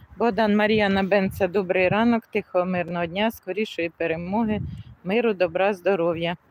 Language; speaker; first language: Ukrainian; native; Ukrainian